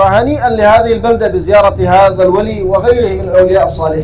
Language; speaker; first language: Arabic; native; Arabic